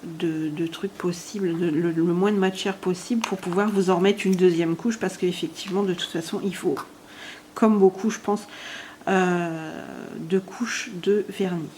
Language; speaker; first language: French; native; French